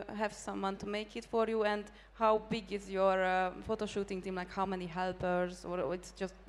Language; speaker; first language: English; non-native, fluent; Hungarian